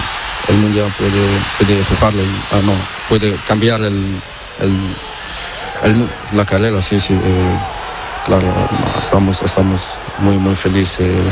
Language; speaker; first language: Spanish; non-native, learner; Portuguese